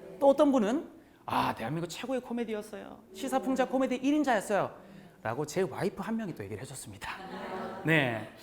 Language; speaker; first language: Korean; native; Korean